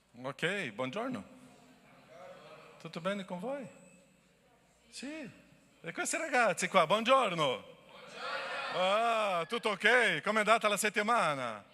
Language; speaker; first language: Italian; non-native, fluent; Portuguese